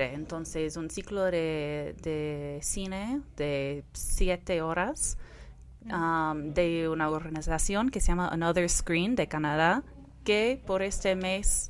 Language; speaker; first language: Spanish; non-native, fluent; English